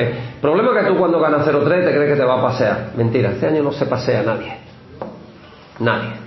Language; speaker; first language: Spanish; native; Spanish